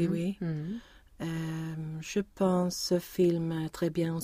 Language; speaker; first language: French; non-native, learner; Swedish